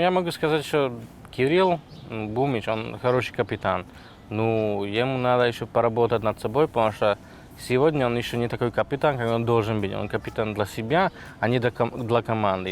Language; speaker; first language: Russian; non-native, fluent; Slovak